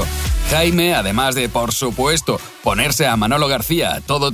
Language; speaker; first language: Spanish; native; Spanish